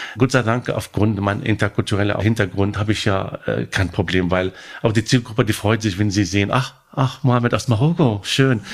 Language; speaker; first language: German; non-native, fluent; Arabic